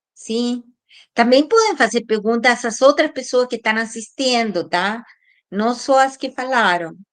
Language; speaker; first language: Portuguese; non-native, fluent; Spanish